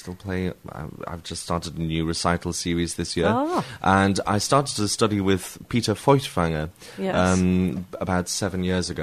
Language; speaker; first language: English; native; English